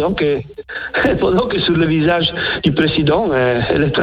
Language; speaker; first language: French; non-native, fluent; Italian